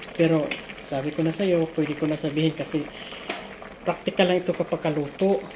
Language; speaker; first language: Filipino; non-native, local second language; Cebuano